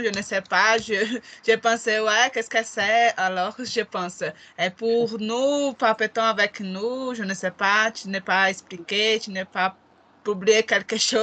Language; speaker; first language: French; non-native, learner; Portuguese